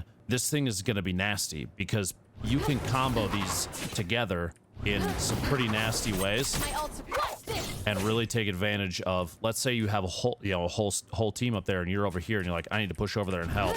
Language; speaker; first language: English; native; English